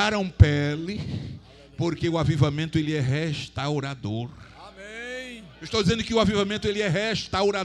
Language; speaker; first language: Portuguese; native; Portuguese